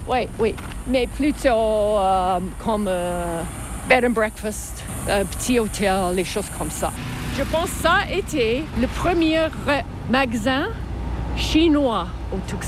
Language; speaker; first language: French; non-native, learner; English